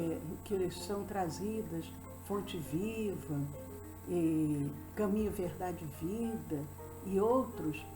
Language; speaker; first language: Portuguese; native; Portuguese